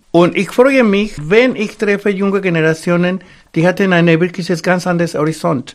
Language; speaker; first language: German; non-native, fluent; Spanish